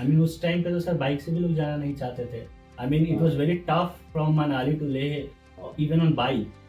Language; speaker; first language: Hindi; native; Hindi